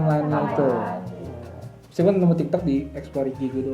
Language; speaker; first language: Indonesian; native; Indonesian